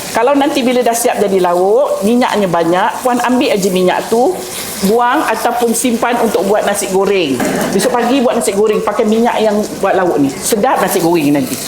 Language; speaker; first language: Malay; native; Malay